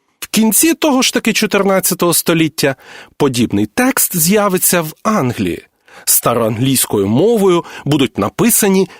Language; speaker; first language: Ukrainian; native; Ukrainian